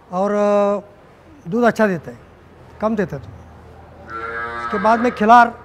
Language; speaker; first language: Hindi; non-native, local second language; Marathi